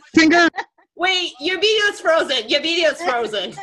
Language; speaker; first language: English; non-native, fluent; Japanese